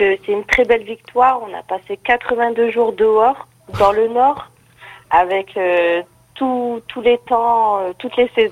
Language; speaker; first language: French; native; French